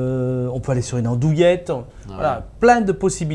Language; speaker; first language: French; native; French